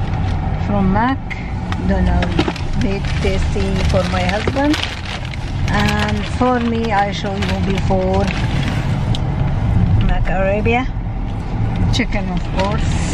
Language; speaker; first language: English; non-native, learner; Arabic